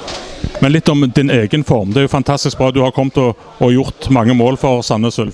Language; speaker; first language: Norwegian; native; Norwegian